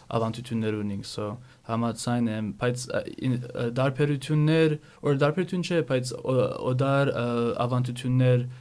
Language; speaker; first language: Armenian; early bilingual, heritage; Armenian